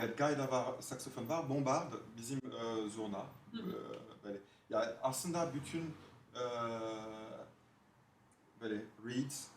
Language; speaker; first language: Turkish; non-native, fluent; French